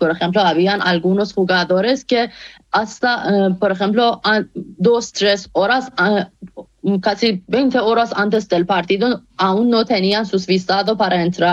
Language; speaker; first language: Spanish; non-native, fluent; Persian